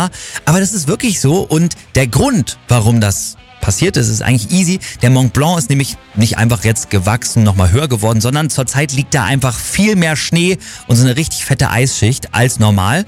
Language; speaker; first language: German; native; German